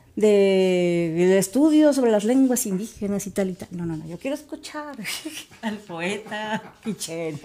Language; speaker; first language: Spanish; native; Spanish